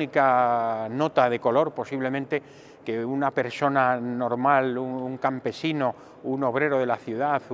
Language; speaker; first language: Spanish; native; Spanish